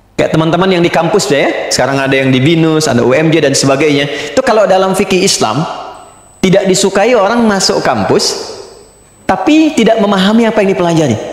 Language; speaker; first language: Indonesian; native; Indonesian